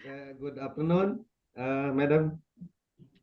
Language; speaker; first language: English; non-native, learner; Indonesian